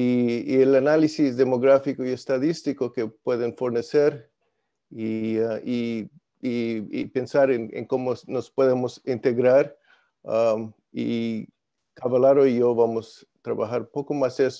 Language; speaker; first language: Spanish; non-native, fluent; English